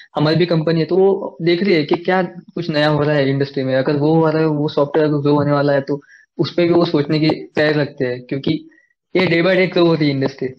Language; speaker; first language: Hindi; non-native, local second language; Marathi